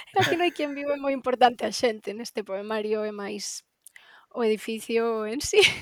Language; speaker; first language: Galician; native; Galician